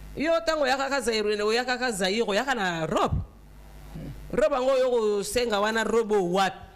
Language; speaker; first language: Lingala; non-native, local second language; Luba-Lulua